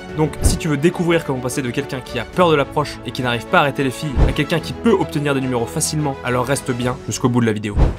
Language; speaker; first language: French; native; French